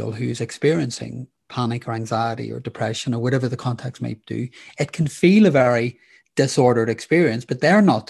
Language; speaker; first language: English; native; English